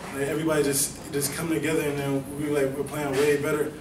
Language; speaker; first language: English; native; English